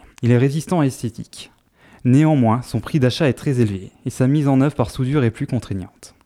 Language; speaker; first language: French; native; French